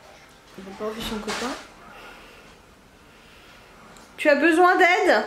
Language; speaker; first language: French; native; French